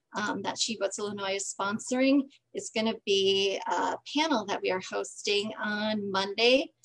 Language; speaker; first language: English; native; English